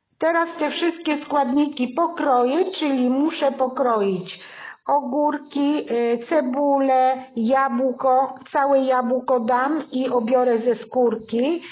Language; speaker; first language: Polish; native; Polish